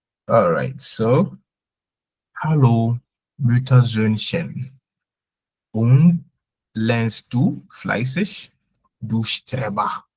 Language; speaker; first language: German; non-native, fluent; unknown